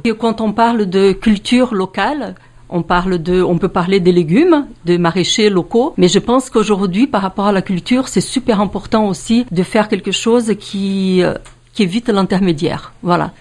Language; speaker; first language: French; non-native, fluent; Portuguese